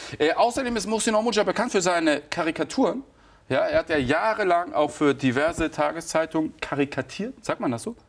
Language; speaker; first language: German; early bilingual, other home language; Turkish